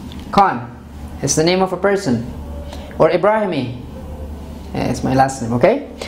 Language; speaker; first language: English; non-native, fluent; Persian